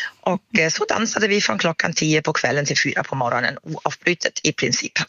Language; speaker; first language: Swedish; non-native, fluent; German